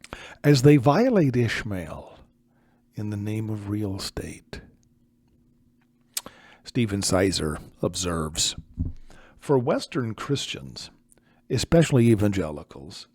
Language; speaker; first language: English; native; English